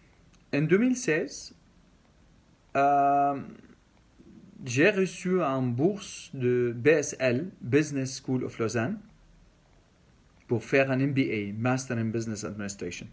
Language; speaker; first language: French; non-native, learner; Arabic